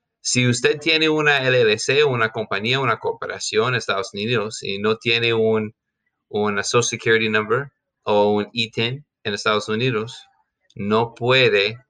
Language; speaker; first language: Spanish; non-native, fluent; English